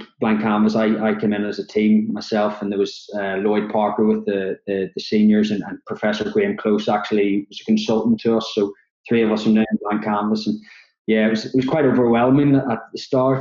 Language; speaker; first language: English; native; English